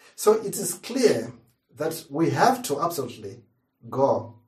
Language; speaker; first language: English; non-native, local second language; Shona